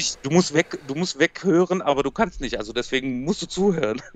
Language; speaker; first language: German; native; German